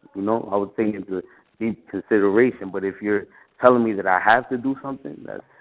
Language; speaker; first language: English; native; English